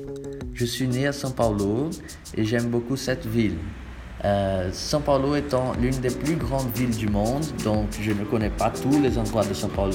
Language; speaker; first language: French; non-native, fluent; Portuguese